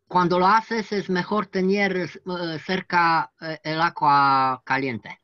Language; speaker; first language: Spanish; non-native, learner; French